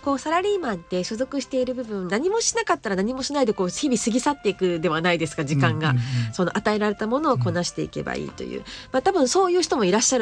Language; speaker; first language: Japanese; native; Japanese